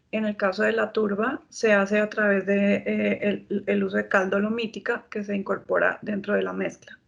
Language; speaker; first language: Spanish; native; Spanish